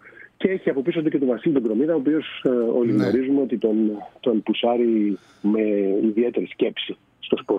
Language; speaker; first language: Greek; native; Greek